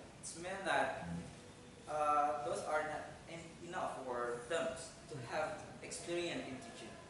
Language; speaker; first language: English; non-native, fluent; Indonesian